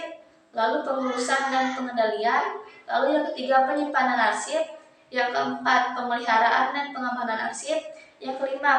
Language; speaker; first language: Indonesian; native; Indonesian